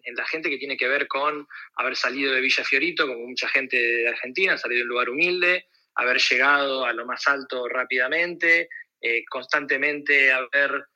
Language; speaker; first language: Spanish; native; Spanish